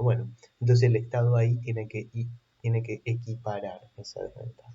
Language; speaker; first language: Spanish; native; Spanish